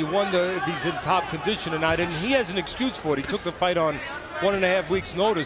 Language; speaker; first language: English; native; English